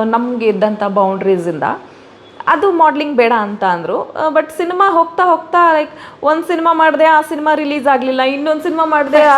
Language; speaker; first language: Kannada; native; Kannada